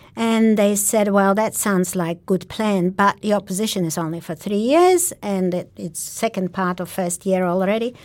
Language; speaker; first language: English; non-native, fluent; Polish